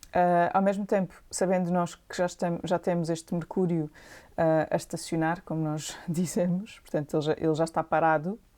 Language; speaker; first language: Portuguese; native; Portuguese